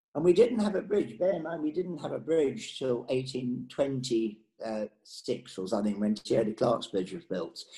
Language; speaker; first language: English; native; English